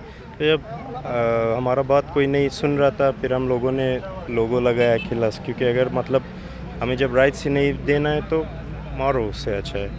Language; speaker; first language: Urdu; non-native, fluent; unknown